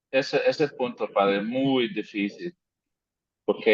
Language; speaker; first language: Spanish; non-native, fluent; English